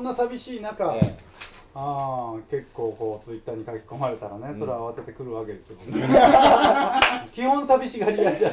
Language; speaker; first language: Japanese; native; Japanese